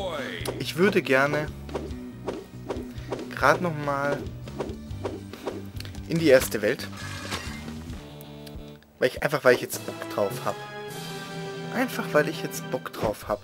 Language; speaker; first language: German; native; German